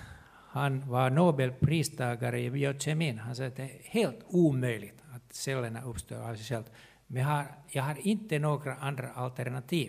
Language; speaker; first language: Swedish; non-native, local second language; Finnish